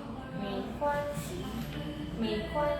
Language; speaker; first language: Chinese; non-native, learner; Indonesian